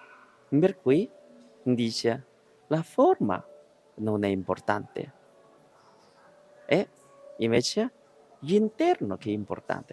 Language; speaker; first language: Italian; non-native, learner; Chinese